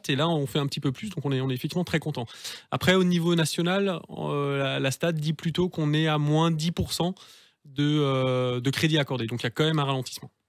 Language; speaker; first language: French; native; French